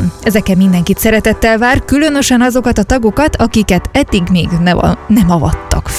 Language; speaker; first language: Hungarian; native; Hungarian